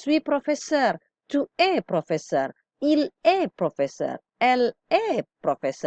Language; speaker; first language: French; non-native, fluent; Indonesian